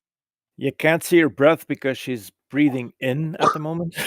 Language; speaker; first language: English; native; English